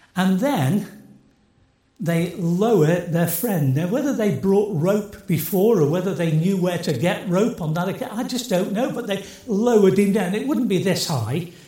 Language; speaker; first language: English; native; English